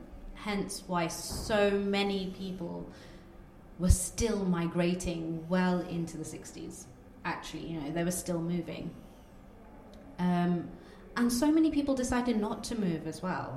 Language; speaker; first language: English; non-native, local second language; Bangla